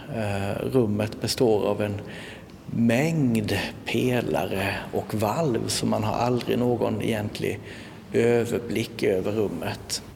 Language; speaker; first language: Swedish; native; Swedish